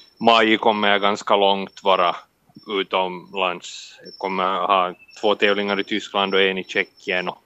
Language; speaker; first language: Swedish; native; Swedish